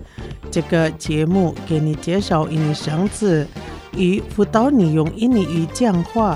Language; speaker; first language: Chinese; non-native, fluent; Indonesian